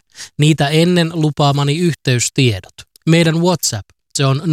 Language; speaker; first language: Finnish; native; Finnish